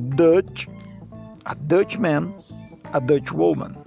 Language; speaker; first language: English; non-native, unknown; Portuguese